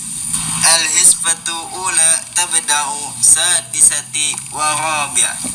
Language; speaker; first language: Arabic; non-native, learner; Indonesian